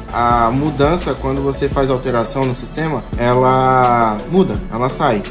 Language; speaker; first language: Portuguese; native; Portuguese